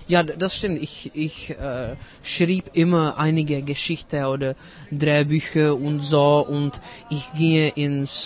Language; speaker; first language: German; non-native, fluent; Czech